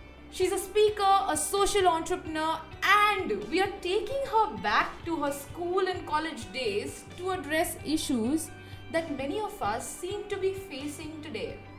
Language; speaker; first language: English; non-native, local second language; Hindi